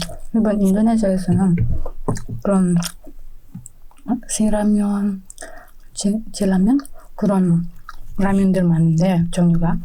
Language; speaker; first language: Korean; non-native, fluent; Indonesian